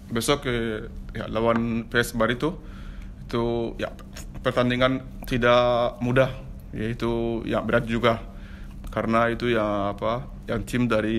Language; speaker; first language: Indonesian; non-native, learner; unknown